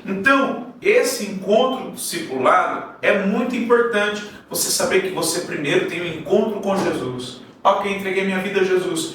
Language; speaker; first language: Portuguese; native; Portuguese